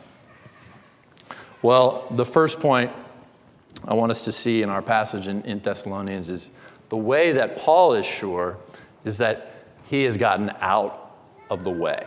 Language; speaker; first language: English; native; English